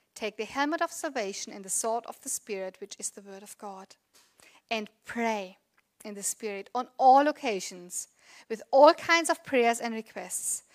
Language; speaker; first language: English; non-native, fluent; German